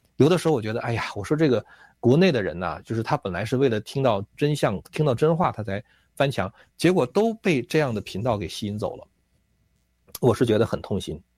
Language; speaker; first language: Chinese; native; Chinese